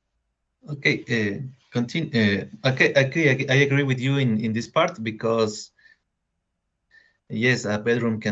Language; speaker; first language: English; non-native, learner; Spanish